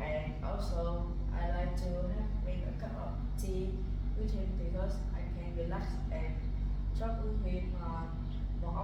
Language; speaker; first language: English; non-native, learner; Vietnamese